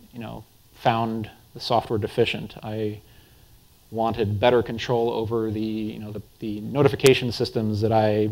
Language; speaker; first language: English; native; English